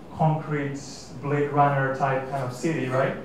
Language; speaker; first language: English; non-native, fluent; Catalan